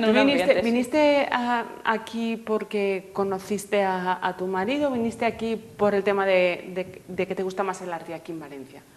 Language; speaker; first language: Spanish; non-native, local second language; Catalan